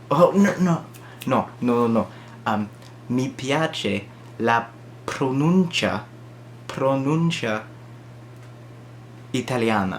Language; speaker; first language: Italian; non-native, learner; English